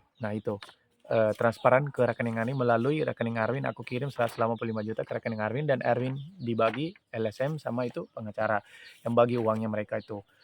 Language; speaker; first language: Indonesian; non-native, fluent; Urdu